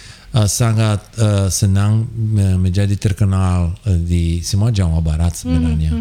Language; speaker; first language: Indonesian; non-native, fluent; Portuguese